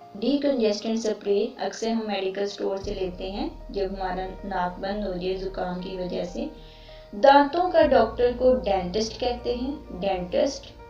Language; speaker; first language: Urdu; native; Urdu